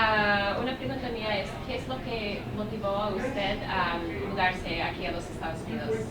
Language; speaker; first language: Spanish; non-native, learner; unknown